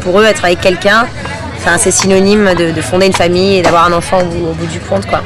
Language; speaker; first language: French; native; French